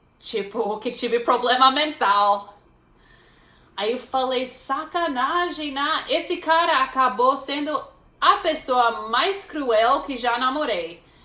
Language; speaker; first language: Portuguese; non-native, fluent; English